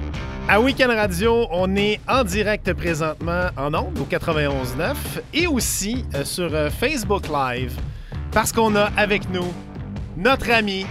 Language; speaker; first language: French; native; French